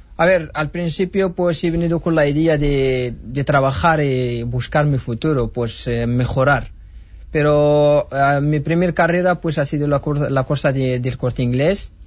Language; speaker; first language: Spanish; non-native, fluent; Berber languages